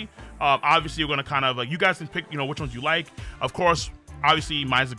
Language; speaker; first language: English; native; English